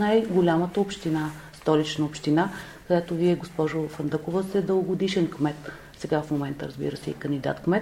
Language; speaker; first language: Bulgarian; native; Bulgarian